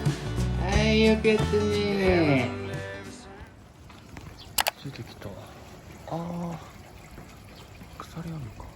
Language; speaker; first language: Japanese; native; Japanese